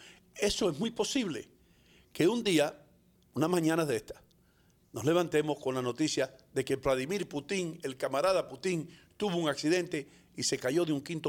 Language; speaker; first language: Spanish; native; Spanish